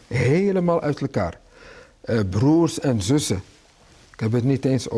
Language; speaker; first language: Dutch; early bilingual, other home language; Arabic